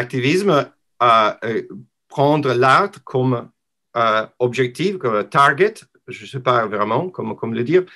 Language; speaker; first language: French; non-native, learner; English